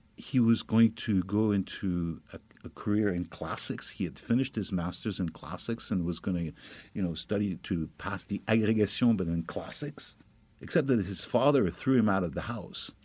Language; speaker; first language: English; non-native, fluent; French